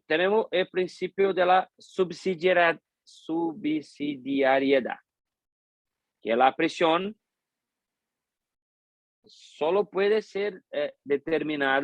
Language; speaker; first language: Spanish; non-native, fluent; Portuguese